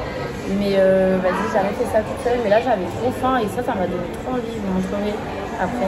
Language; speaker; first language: French; native; French